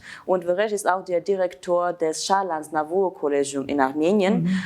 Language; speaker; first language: German; non-native, fluent; Armenian